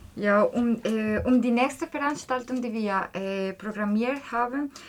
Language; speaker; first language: German; non-native, fluent; Spanish